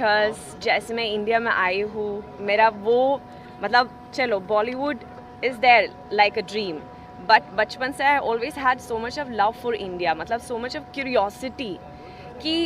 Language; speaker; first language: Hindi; non-native, learner; Swedish